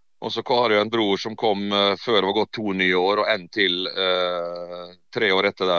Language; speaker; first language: Norwegian; native; Norwegian